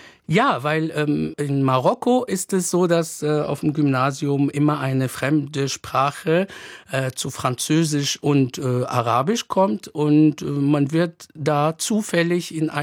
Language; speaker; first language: German; non-native, fluent; Arabic